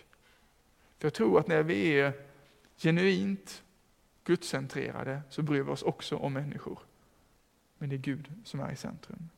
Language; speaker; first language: Swedish; native; Swedish